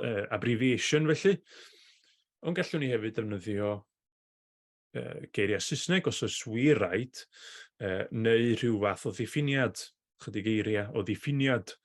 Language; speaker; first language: Welsh; native; Welsh